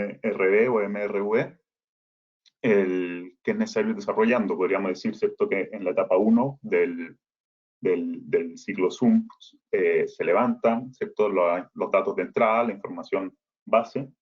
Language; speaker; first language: Spanish; native; Spanish